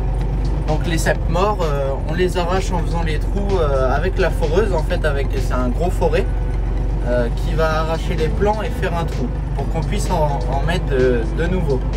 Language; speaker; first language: French; native; French